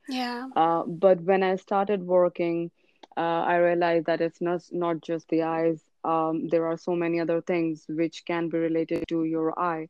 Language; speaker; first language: English; non-native, local second language; Urdu